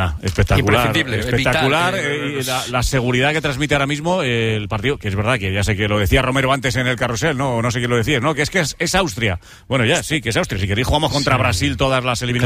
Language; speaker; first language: Spanish; native; Spanish